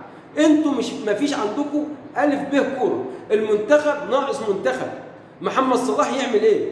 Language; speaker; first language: Arabic; native; Arabic